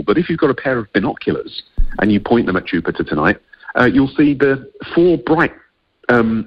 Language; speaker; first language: English; native; English